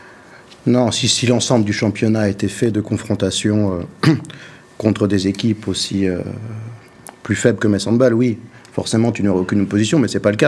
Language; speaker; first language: French; native; French